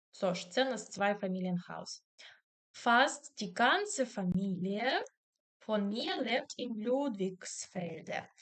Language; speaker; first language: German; non-native, learner; Ukrainian